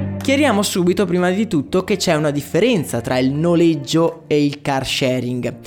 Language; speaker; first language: Italian; native; Italian